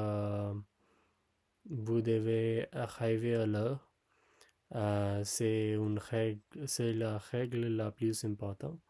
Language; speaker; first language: French; non-native, learner; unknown